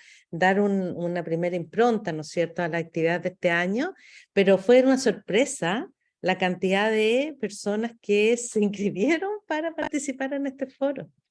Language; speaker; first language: Spanish; native; Spanish